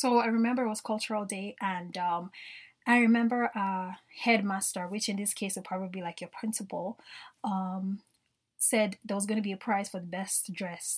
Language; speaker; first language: English; non-native, local second language; Yoruba